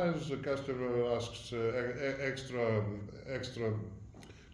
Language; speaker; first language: English; non-native, learner; Russian